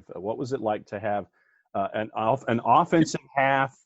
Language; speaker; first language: English; native; English